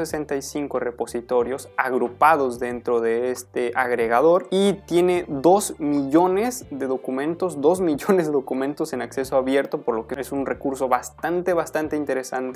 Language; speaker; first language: Spanish; native; Spanish